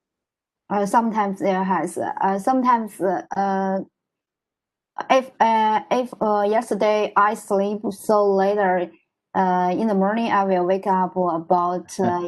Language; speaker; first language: English; non-native, learner; Chinese